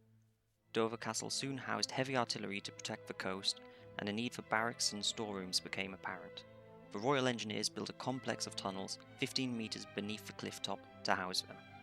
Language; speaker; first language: English; native; English